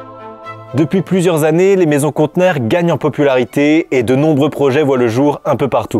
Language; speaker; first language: French; native; French